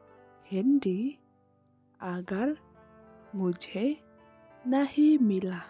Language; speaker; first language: Hindi; non-native, local second language; Khasi